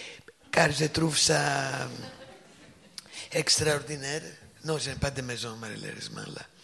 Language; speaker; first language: French; non-native, fluent; Greek